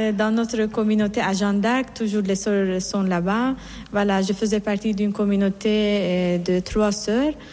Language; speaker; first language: French; non-native, fluent; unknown